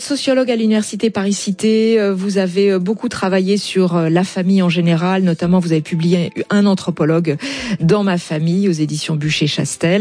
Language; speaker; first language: French; native; French